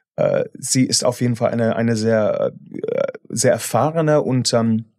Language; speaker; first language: German; non-native, fluent; English